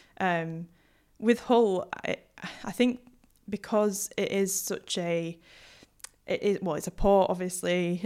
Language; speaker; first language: English; native; English